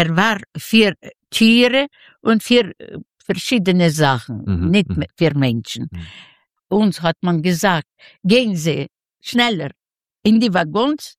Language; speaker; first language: German; non-native, learner; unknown